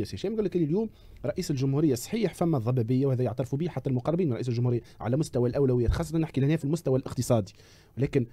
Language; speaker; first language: Arabic; native; Arabic